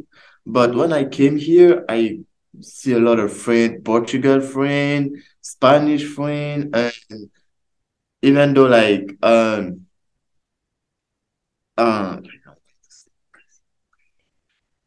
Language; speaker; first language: English; non-native, learner; French